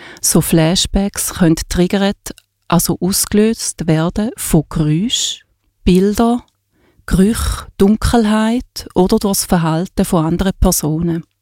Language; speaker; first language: German; native; German